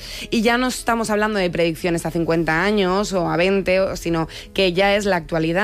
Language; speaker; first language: Spanish; native; Spanish